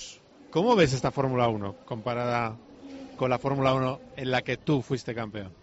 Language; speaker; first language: Spanish; native; Spanish